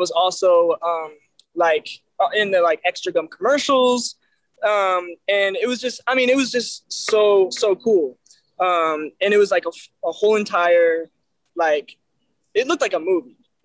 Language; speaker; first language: English; native; English